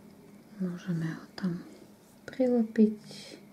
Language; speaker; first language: Slovak; native; Slovak